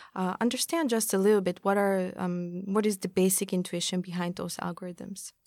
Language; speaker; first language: English; non-native, fluent; German